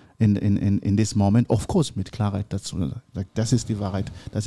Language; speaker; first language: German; non-native, learner; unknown